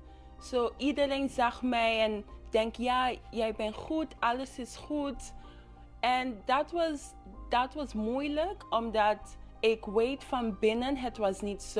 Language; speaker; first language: Dutch; non-native, local second language; English